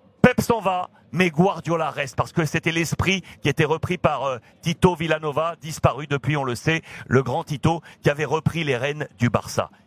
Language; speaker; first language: French; native; French